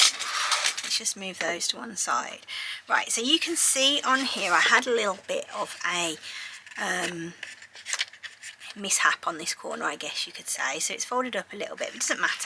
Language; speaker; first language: English; native; English